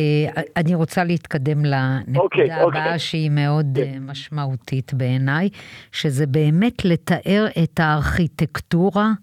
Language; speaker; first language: Hebrew; native; Hebrew